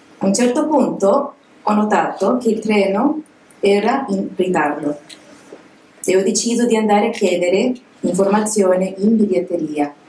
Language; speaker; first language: Italian; non-native, fluent; English